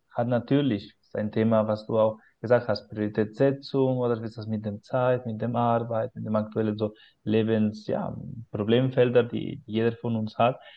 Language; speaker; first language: German; non-native, fluent; Spanish